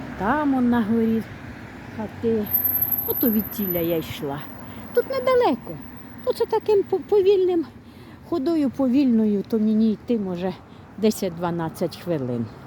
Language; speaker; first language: Ukrainian; native; Ukrainian